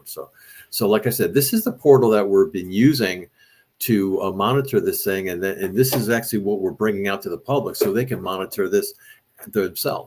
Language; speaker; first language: English; native; English